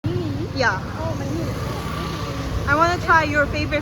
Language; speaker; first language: English; non-native, fluent; Korean